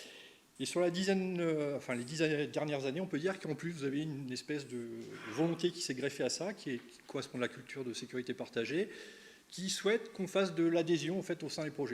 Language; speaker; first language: French; native; French